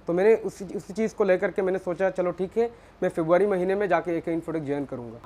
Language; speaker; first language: Hindi; non-native, local second language; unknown